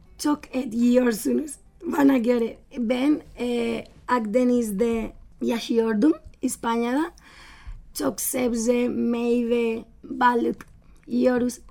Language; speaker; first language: Turkish; non-native, learner; Spanish